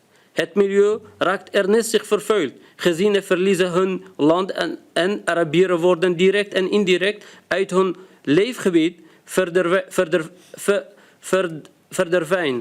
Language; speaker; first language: Dutch; non-native, fluent; Arabic